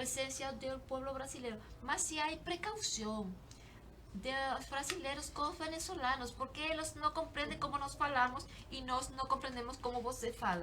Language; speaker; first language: Portuguese; non-native, learner; Spanish